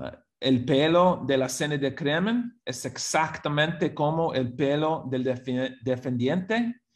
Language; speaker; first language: Spanish; non-native, fluent; English